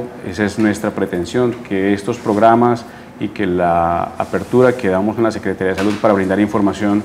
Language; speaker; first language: Spanish; native; Spanish